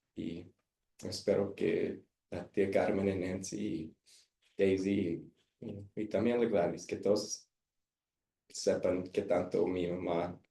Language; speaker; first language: Spanish; early bilingual, heritage; Spanish